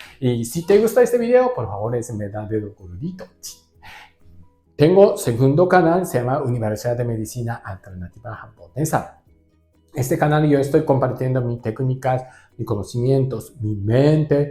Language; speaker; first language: Spanish; non-native, learner; Japanese